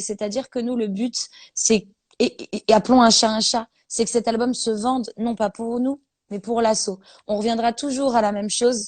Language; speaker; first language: French; native; French